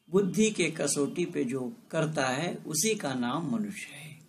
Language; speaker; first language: Hindi; non-native, local second language; Bangla